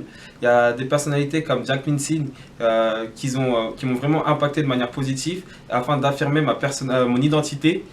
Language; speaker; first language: French; native; French